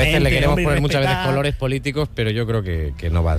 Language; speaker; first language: Spanish; native; Spanish